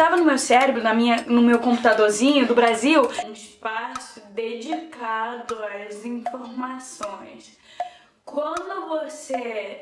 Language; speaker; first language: Portuguese; early bilingual, heritage; Portuguese